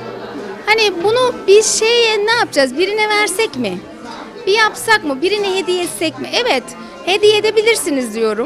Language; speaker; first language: Turkish; native; Turkish